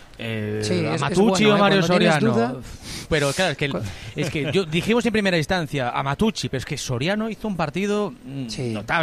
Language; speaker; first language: Spanish; native; Spanish